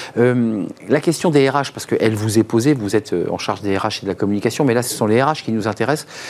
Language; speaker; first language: French; native; French